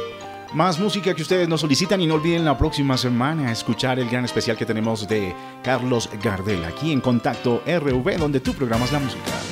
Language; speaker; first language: Spanish; native; Spanish